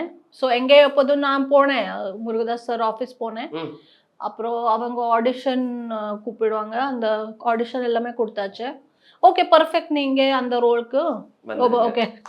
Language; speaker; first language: Tamil; non-native, learner; Malayalam